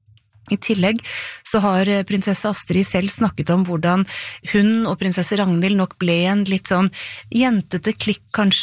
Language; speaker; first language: Norwegian; native; Norwegian